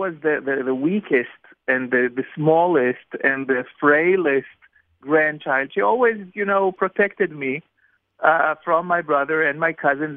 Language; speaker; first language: English; non-native, fluent; Hebrew